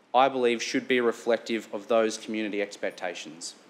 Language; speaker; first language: English; native; English